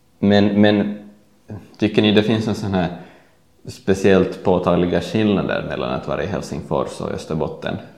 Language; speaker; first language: Swedish; native; Swedish